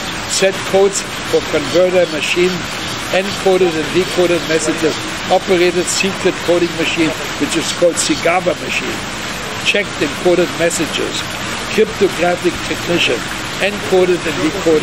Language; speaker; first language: English; non-native, fluent; German